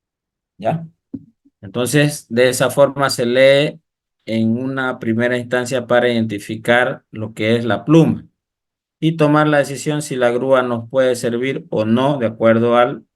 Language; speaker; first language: Spanish; native; Spanish